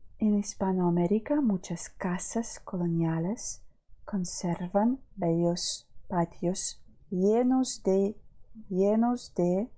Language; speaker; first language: Spanish; non-native, fluent; Ukrainian